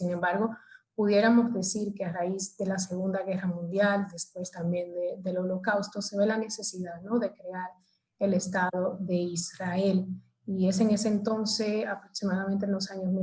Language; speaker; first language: Spanish; native; Spanish